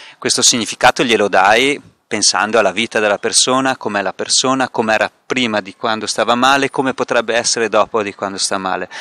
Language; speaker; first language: Italian; native; Italian